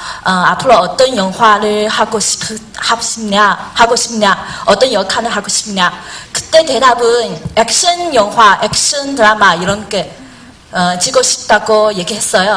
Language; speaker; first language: Korean; non-native, learner; Chinese